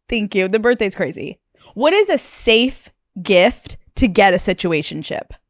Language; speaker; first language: English; native; English